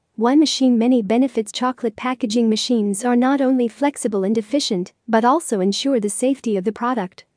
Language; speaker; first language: English; non-native, learner; Arabic